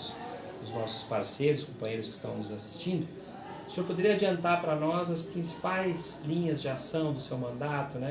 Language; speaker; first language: Portuguese; native; Portuguese